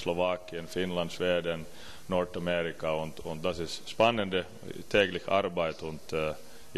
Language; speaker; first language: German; non-native, learner; Finnish